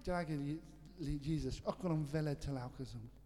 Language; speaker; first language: Hungarian; non-native, learner; English